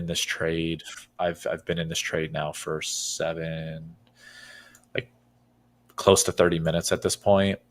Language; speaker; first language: English; native; English